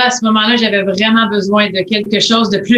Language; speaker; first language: French; native; French